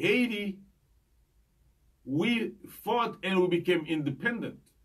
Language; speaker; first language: English; non-native, fluent; Haitian Creole